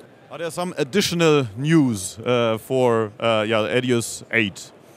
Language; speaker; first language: English; non-native, fluent; German